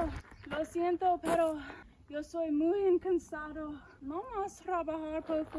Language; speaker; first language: Spanish; non-native, learner; English